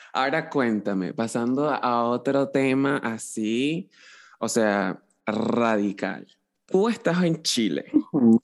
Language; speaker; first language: Spanish; native; Spanish